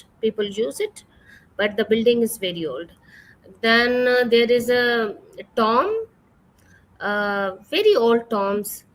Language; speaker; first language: English; non-native, fluent; Urdu